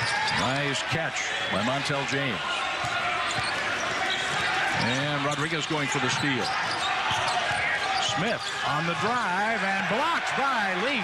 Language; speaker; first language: English; native; English